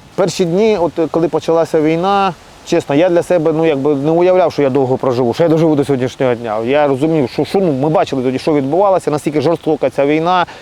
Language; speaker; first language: Ukrainian; native; Ukrainian